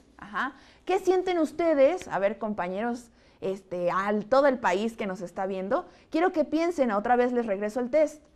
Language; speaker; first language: Spanish; native; Spanish